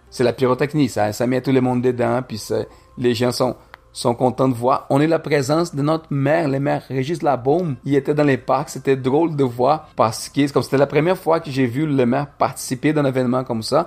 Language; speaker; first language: French; non-native, fluent; Portuguese